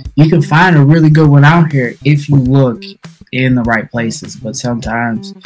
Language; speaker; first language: English; native; English